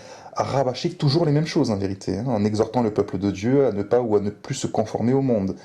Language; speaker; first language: French; native; French